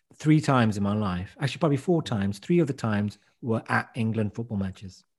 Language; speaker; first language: English; native; English